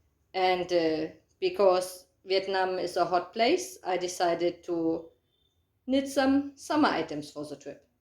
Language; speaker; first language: English; non-native, fluent; German